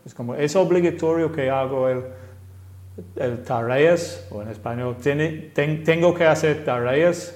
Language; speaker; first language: Spanish; non-native, fluent; English